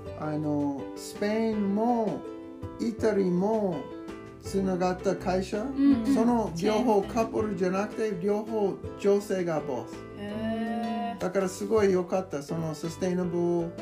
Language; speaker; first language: Japanese; non-native, learner; English